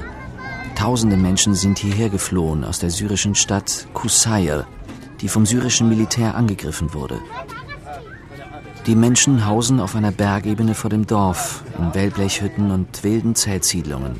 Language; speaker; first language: German; native; German